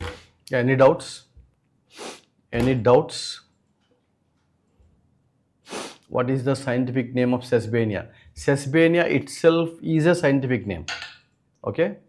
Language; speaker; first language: English; non-native, local second language; Telugu